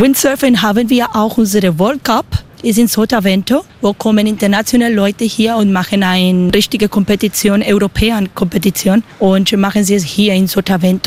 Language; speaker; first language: German; non-native, learner; Spanish